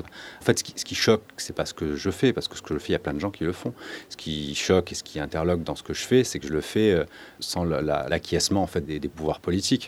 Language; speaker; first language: French; native; French